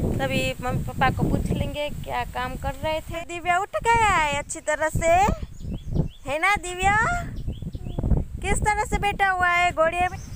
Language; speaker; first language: Hindi; non-native, local second language; Gujarati